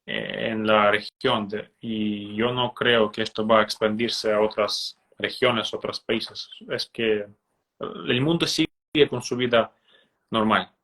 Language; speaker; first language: Spanish; non-native, fluent; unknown